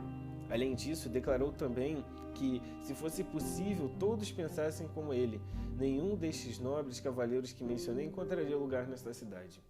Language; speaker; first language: Portuguese; native; Portuguese